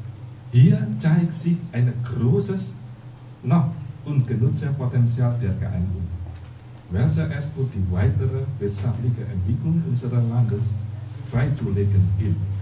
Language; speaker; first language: German; non-native, fluent; Indonesian